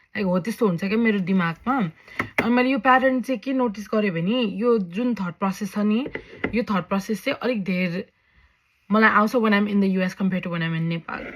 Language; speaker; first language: Nepali; early bilingual, heritage; Nepali